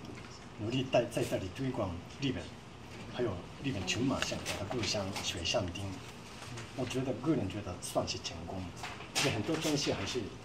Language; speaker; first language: Chinese; non-native, fluent; Japanese